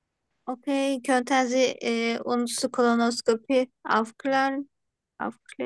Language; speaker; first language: German; non-native, learner; Turkish